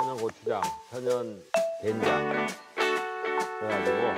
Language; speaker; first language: Korean; native; Korean